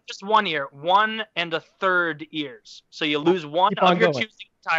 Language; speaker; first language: English; native; English